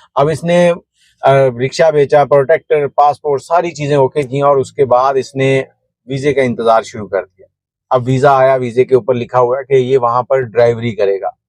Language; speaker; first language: Urdu; non-native, local second language; Punjabi